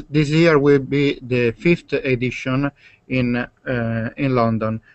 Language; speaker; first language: English; non-native, learner; Italian